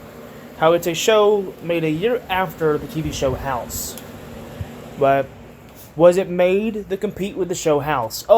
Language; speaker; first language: English; native; English